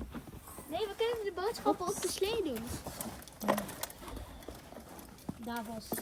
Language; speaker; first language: Dutch; early bilingual, other home language; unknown